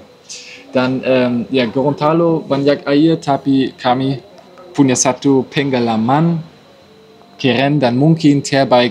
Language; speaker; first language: Indonesian; non-native, learner; German